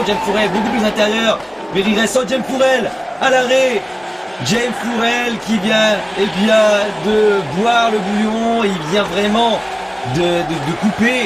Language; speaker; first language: French; native; French